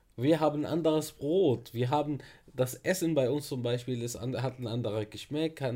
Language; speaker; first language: German; non-native, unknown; Arabic